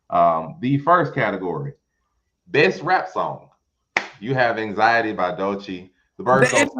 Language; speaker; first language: English; native; English